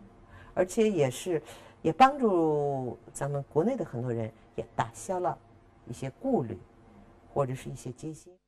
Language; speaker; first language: Chinese; native; Chinese